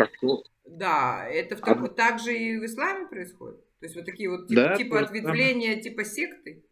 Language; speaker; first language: Russian; native; Russian